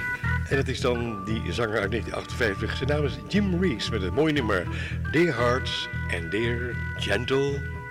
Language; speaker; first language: Dutch; native; Dutch